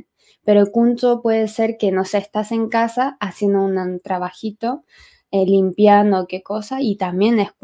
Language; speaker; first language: Spanish; non-native, fluent; Chinese